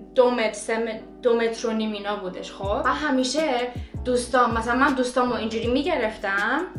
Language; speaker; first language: Persian; early bilingual, heritage; Persian